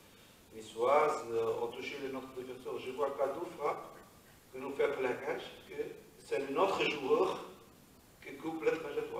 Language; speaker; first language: French; non-native, learner; Portuguese